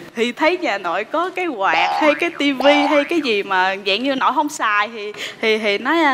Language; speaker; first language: Vietnamese; native; Vietnamese